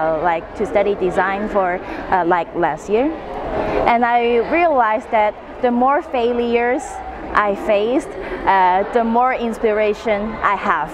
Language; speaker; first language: English; non-native, local second language; Cantonese